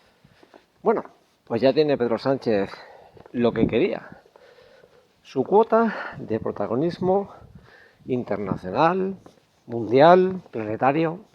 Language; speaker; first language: Spanish; native; Spanish